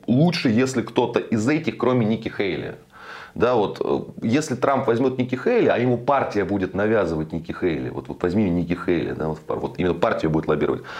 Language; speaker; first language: Russian; native; Russian